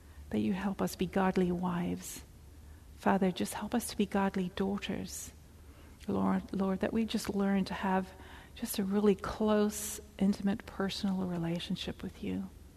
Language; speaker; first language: English; early bilingual, other home language; Dutch